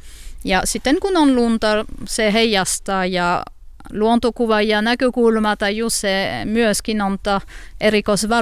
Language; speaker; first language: Finnish; non-native, learner; French